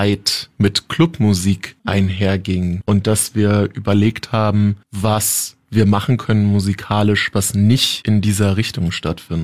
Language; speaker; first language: German; native; German